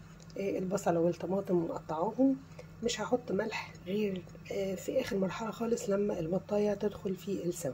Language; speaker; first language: Arabic; native; Arabic